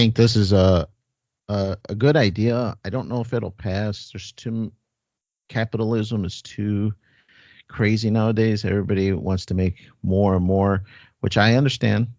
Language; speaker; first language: English; native; English